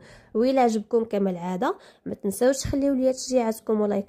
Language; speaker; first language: Arabic; native; Arabic